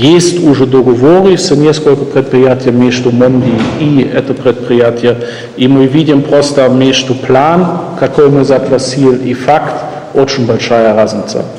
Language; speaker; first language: Russian; non-native, fluent; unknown